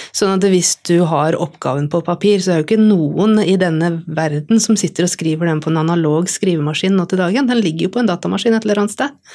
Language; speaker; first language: Norwegian; native; Norwegian